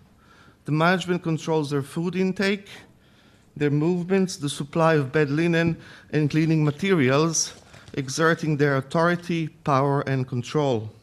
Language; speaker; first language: English; non-native, fluent; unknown